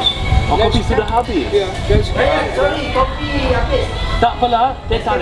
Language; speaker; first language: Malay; non-native, fluent; English